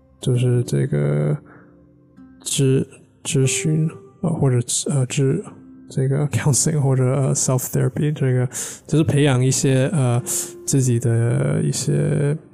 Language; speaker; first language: Chinese; non-native, fluent; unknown